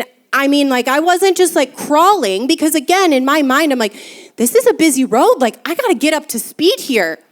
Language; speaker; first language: English; native; English